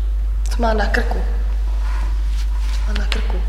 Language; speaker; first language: Czech; non-native, fluent; German